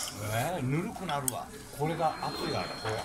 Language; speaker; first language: Japanese; native; Japanese